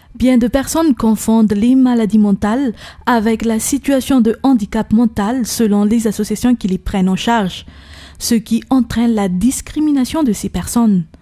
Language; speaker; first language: French; non-native, local second language; Malagasy